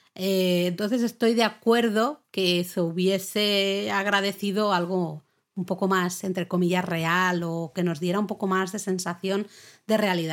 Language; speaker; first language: Spanish; native; Spanish